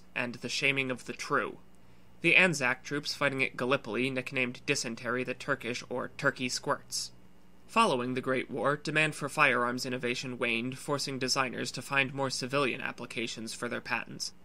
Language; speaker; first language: English; native; English